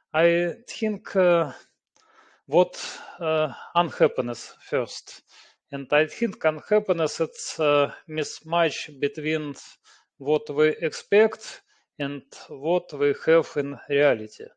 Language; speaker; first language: English; non-native, learner; Russian